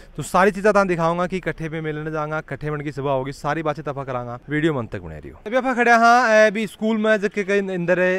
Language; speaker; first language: Hindi; native; Hindi